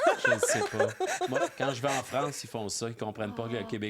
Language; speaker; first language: French; native; French